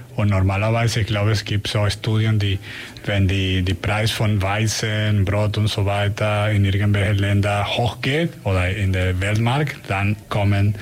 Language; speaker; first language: German; non-native, learner; Spanish